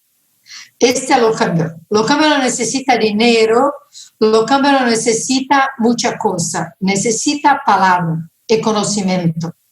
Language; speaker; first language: Spanish; non-native, fluent; Portuguese